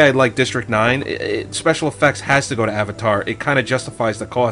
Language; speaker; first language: English; native; English